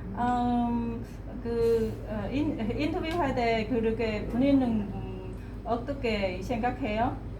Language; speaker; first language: Korean; non-native, fluent; Vietnamese